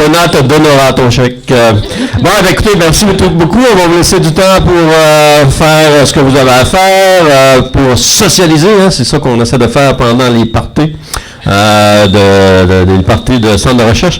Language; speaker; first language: French; native; French